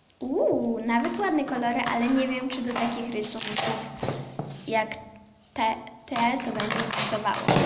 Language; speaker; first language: Polish; early bilingual, heritage; Polish